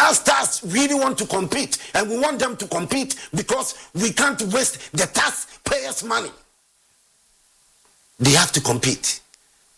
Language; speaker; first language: English; non-native, local second language; Akan